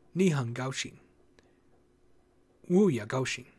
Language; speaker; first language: Chinese; non-native, learner; English